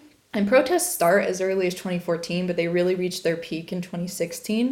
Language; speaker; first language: English; native; English